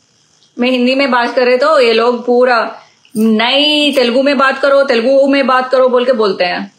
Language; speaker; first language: Hindi; non-native, local second language; Telugu